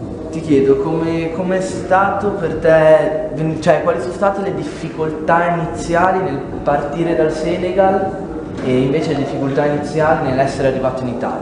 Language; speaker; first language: Italian; native; Italian